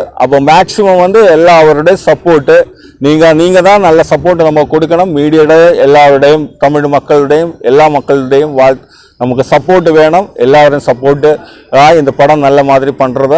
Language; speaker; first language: Tamil; non-native, learner; Malayalam